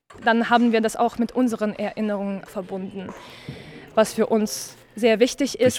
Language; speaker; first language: German; non-native, learner; Ukrainian